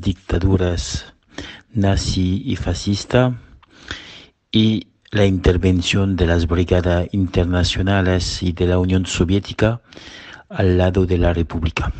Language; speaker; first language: Spanish; early bilingual, heritage; Spanish